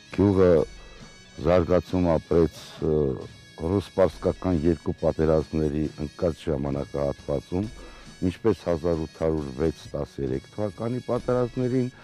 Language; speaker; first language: Armenian; native; Armenian